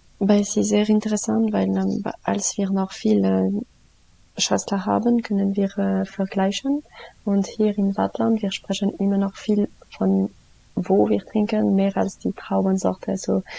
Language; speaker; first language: German; non-native, local second language; French